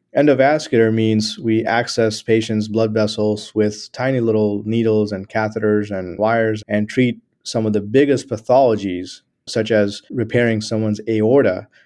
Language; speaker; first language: English; non-native, local second language; Gujarati